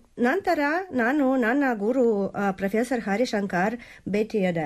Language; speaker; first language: Kannada; non-native, learner; Russian